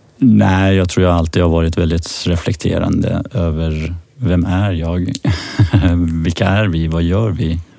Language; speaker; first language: Swedish; early bilingual, other home language; Persian